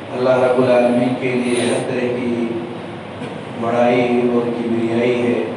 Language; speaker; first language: Urdu; native; Urdu